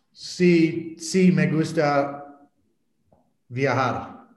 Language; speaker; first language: Spanish; non-native, learner; English